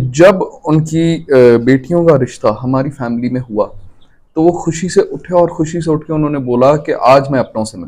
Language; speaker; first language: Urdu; non-native, local second language; Sindhi